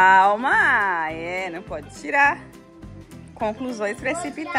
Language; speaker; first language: Portuguese; native; Portuguese